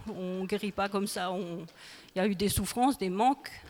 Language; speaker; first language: French; native; French